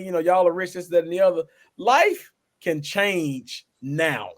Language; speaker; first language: English; native; English